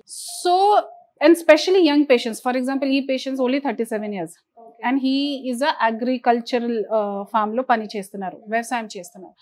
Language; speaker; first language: Telugu; non-native, fluent; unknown